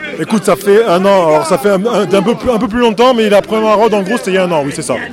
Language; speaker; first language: French; native; French